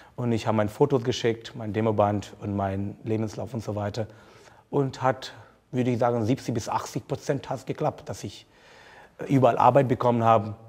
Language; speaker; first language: German; non-native, fluent; Hindi